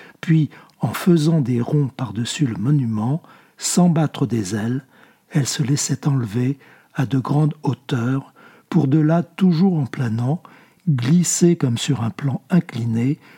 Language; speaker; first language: French; native; French